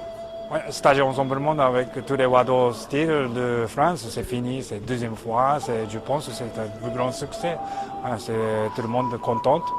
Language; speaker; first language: French; non-native, learner; Japanese